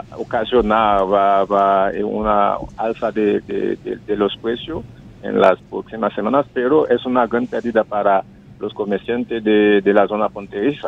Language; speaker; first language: Spanish; non-native, fluent; Haitian Creole